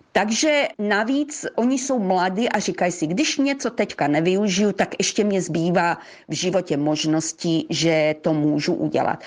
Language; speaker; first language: Czech; early bilingual, heritage; Czech